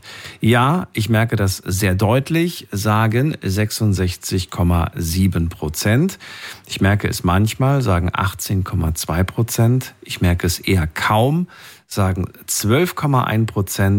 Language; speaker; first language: German; native; German